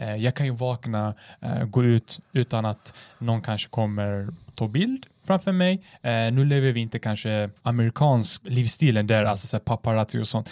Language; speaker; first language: Swedish; early bilingual, other home language; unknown